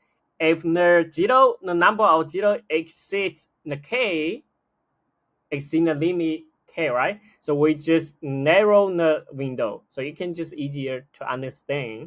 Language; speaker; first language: English; non-native, fluent; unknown